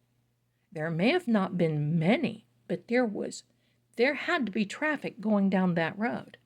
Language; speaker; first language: English; native; English